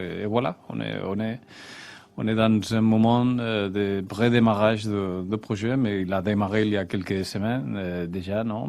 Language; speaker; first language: French; non-native, fluent; Spanish